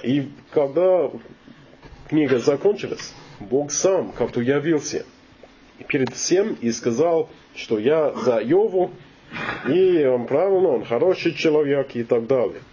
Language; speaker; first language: Russian; non-native, learner; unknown